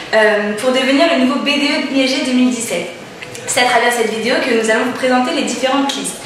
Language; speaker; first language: French; native; French